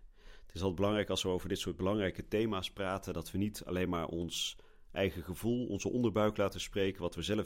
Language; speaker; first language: Dutch; native; Dutch